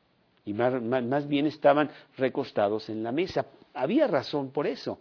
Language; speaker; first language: Spanish; native; Spanish